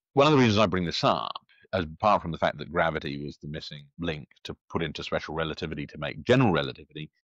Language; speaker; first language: English; native; English